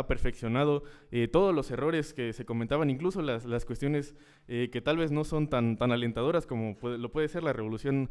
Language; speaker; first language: Spanish; native; Spanish